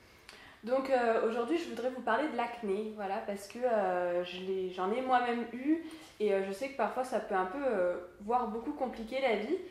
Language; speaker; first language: French; native; French